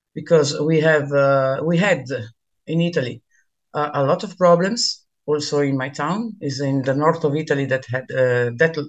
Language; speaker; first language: English; non-native, learner; Italian